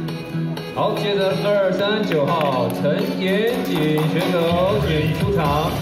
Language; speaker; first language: Chinese; native; Chinese